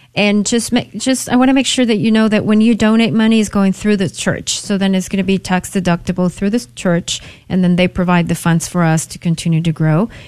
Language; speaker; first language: English; non-native, fluent; Spanish